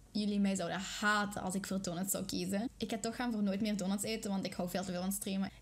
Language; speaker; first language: Dutch; non-native, fluent; Spanish